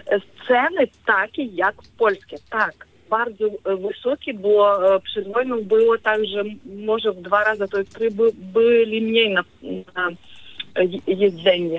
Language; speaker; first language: Polish; non-native, learner; Ukrainian